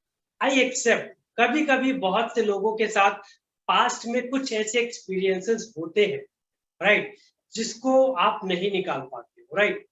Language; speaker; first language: Hindi; native; Hindi